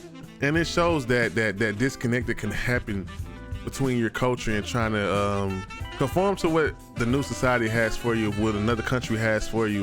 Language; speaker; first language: English; native; English